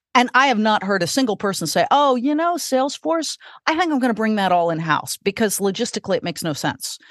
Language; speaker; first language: English; native; English